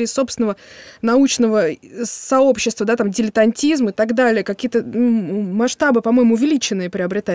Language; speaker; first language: Russian; native; Russian